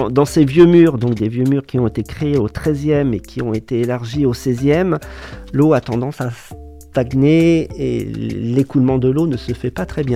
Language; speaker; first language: French; native; French